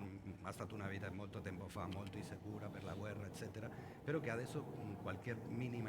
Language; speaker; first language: Italian; non-native, fluent; Spanish